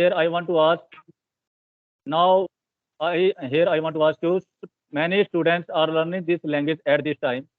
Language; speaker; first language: English; non-native, learner; Hindi